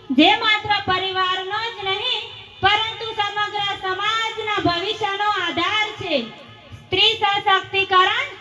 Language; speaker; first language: Gujarati; non-native, local second language; Rathawi